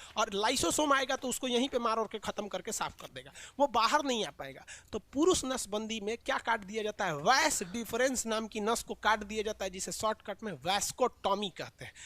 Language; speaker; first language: Hindi; native; Hindi